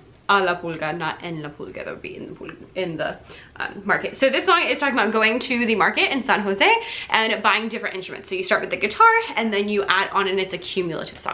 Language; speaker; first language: English; native; English